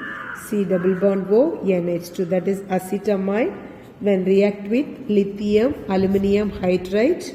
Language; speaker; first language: English; non-native, local second language; Tamil